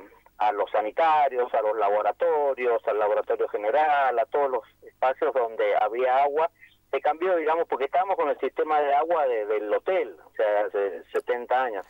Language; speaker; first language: Spanish; native; Spanish